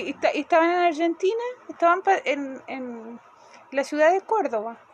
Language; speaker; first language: Portuguese; non-native, fluent; Spanish